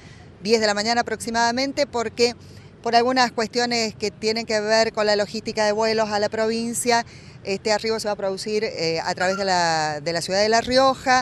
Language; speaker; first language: Spanish; native; Spanish